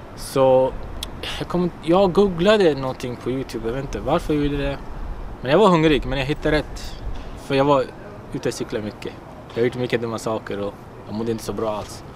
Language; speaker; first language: Swedish; non-native, fluent; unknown